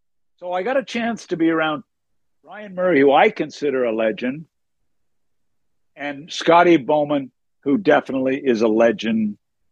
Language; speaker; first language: English; native; English